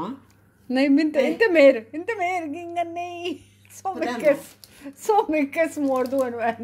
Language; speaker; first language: Swedish; non-native, learner; Punjabi